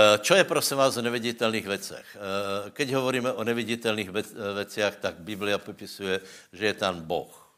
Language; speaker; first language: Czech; non-native, local second language; Slovak